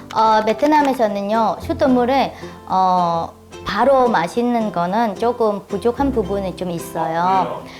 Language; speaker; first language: Korean; non-native, fluent; Vietnamese